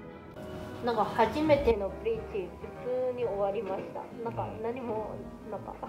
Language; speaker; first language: Japanese; non-native, learner; Cantonese